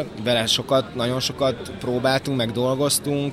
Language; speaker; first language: Hungarian; native; Hungarian